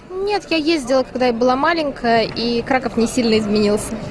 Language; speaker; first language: Polish; non-native, learner; Russian